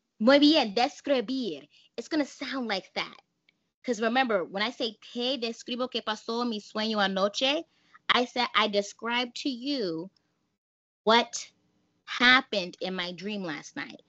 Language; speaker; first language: English; native; English